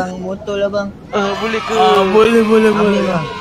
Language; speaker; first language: Malay; native; Malay